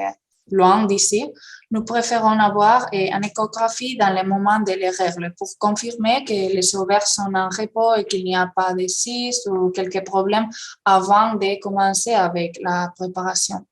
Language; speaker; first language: French; non-native, fluent; Spanish